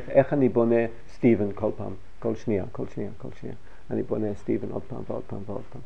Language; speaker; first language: Hebrew; non-native, fluent; English